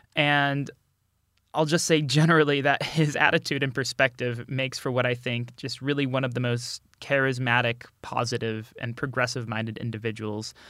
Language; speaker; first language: English; native; English